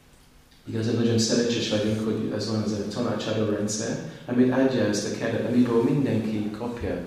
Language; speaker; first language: Hungarian; non-native, learner; English